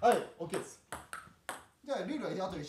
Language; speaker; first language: Japanese; native; Japanese